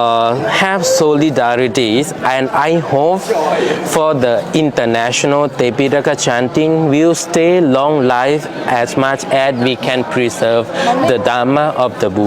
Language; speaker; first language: English; non-native, fluent; Lao